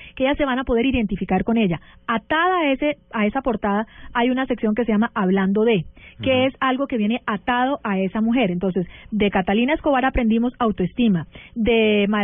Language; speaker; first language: Spanish; early bilingual, heritage; Spanish